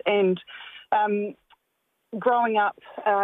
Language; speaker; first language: English; native; English